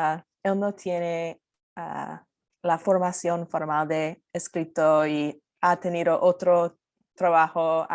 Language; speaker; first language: Spanish; early bilingual, heritage; Spanish